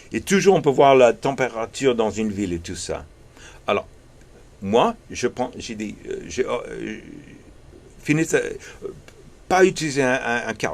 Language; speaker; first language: French; early bilingual, heritage; English